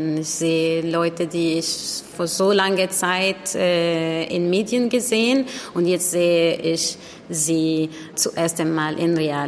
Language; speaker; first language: German; non-native, learner; Arabic